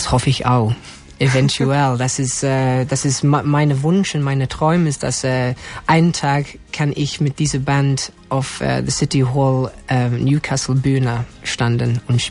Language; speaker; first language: German; non-native, learner; English